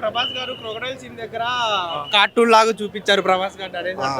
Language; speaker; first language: Telugu; native; Telugu